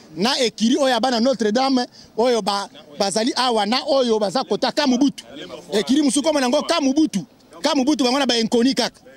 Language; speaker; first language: Lingala; native; Lingala